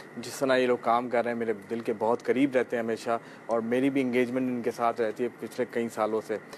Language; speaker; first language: Urdu; non-native, local second language; Memoni